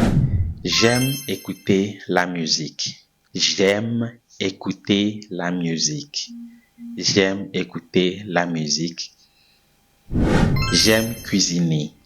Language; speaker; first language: French; non-native, fluent; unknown